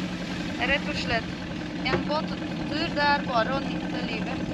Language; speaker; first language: Norwegian; non-native, fluent; Romanian